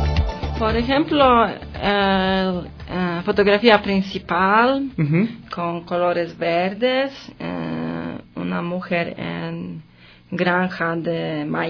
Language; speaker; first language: Spanish; non-native, learner; Polish